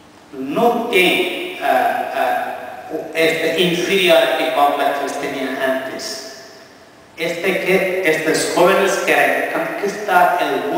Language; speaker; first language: Spanish; non-native, fluent; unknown